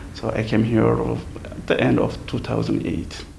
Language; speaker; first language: English; non-native, fluent; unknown